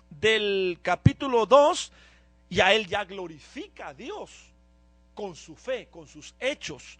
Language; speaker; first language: Spanish; native; Spanish